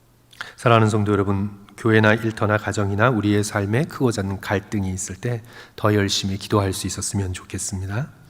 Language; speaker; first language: Korean; native; Korean